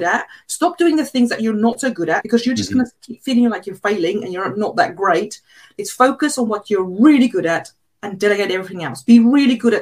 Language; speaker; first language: English; non-native, local second language; Afrikaans